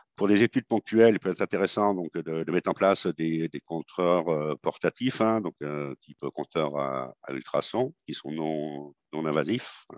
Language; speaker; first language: French; native; French